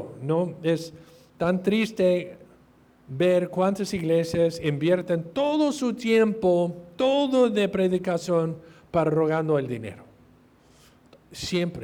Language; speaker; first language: Spanish; non-native, fluent; English